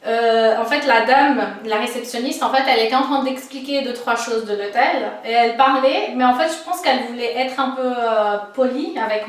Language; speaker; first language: French; non-native, fluent; Portuguese